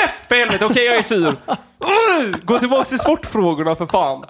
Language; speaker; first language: Swedish; native; Swedish